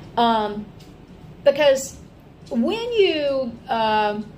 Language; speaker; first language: English; native; English